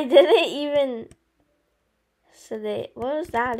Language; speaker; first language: English; native; English